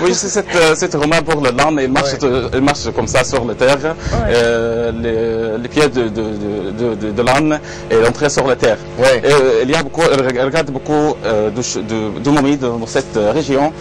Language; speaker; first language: French; non-native, learner; Arabic